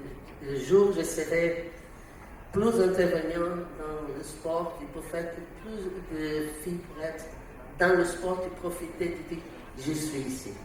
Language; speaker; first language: French; non-native, learner; Portuguese